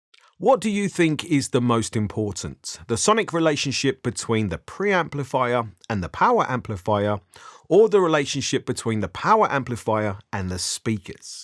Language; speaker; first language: English; native; English